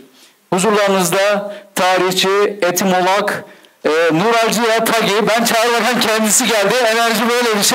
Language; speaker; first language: Turkish; native; Turkish